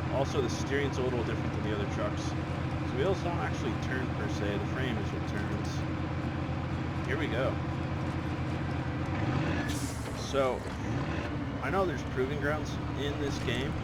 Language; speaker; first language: English; native; English